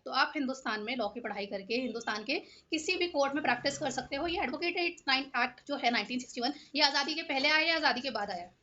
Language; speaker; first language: Hindi; native; Hindi